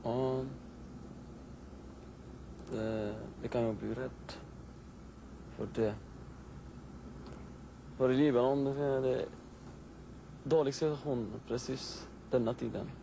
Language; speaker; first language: Swedish; non-native, learner; Arabic